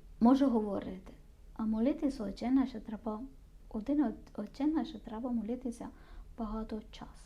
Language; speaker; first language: Ukrainian; non-native, learner; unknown